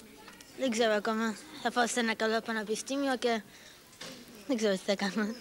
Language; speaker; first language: Greek; early bilingual, heritage; Greek